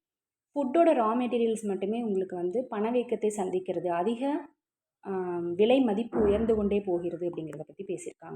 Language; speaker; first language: Tamil; native; Tamil